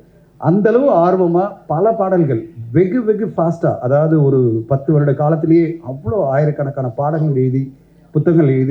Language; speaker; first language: Tamil; native; Tamil